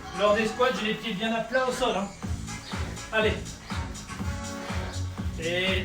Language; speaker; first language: French; native; French